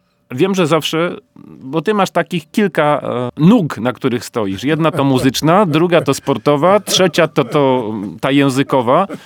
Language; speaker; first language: Polish; native; Polish